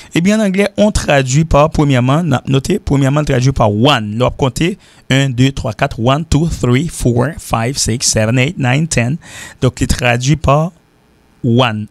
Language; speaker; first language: French; native; French